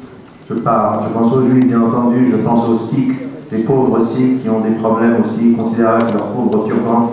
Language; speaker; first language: French; native; French